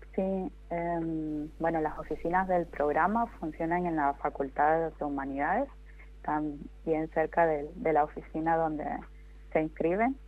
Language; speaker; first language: Spanish; non-native, local second language; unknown